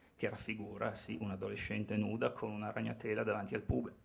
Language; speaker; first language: Italian; native; Italian